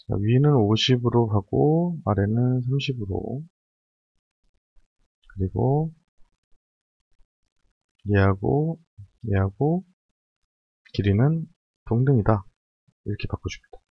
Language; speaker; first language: Korean; native; Korean